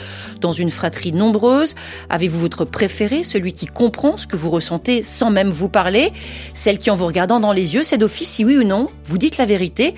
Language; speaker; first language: French; native; French